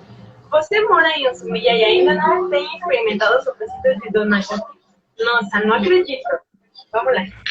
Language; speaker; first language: Portuguese; non-native, fluent; Spanish